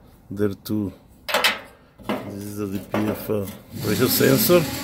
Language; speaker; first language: English; non-native, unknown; Spanish